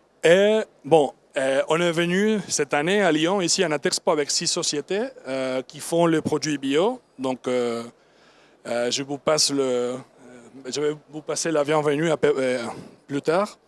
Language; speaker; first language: French; non-native, learner; Spanish